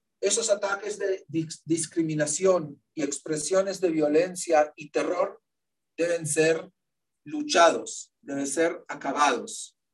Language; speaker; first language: Spanish; non-native, fluent; Hebrew